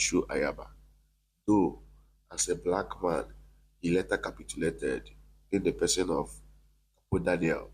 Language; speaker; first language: English; non-native, local second language; Igbo